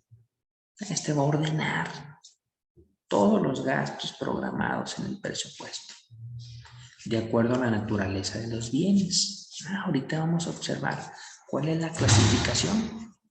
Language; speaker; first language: Spanish; native; Spanish